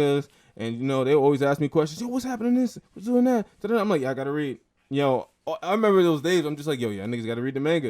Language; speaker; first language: English; native; English